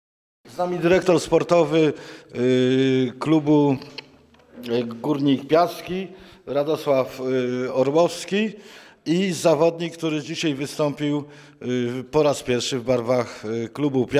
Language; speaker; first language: Polish; native; Polish